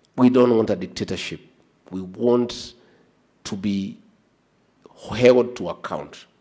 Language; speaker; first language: English; non-native, local second language; Kikuyu